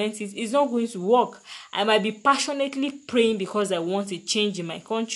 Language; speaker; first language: English; non-native, local second language; Yoruba